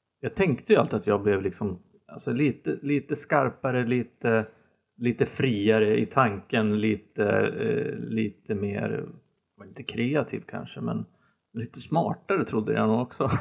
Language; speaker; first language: Swedish; native; Swedish